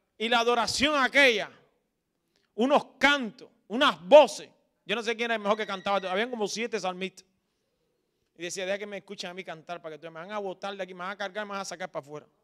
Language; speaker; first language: Spanish; native; Spanish